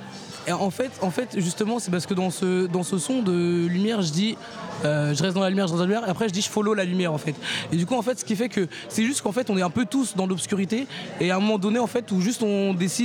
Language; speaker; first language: French; native; French